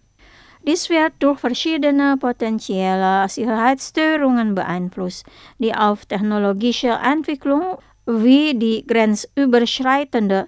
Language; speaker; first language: German; non-native, fluent; Indonesian